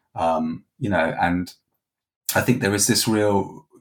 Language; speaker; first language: English; native; English